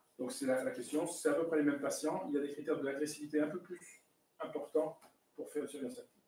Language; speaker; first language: French; native; French